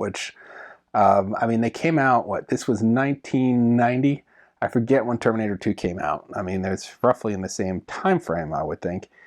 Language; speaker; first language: English; native; English